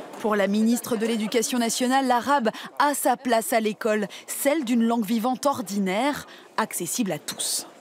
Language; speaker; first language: French; native; French